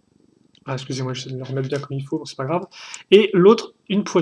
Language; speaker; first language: French; native; French